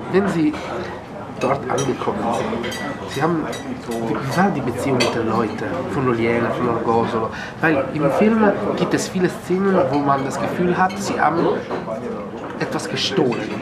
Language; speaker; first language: German; non-native, fluent; Italian